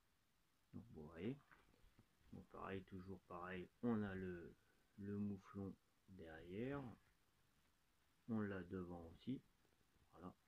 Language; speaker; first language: French; native; French